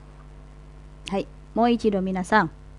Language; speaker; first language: Japanese; non-native, fluent; Indonesian